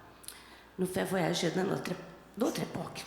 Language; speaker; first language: French; non-native, fluent; Portuguese